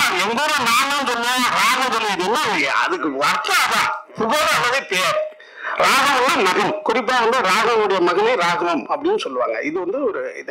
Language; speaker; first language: Tamil; native; Tamil